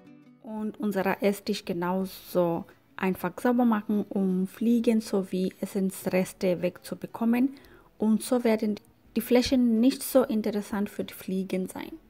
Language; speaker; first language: German; non-native, fluent; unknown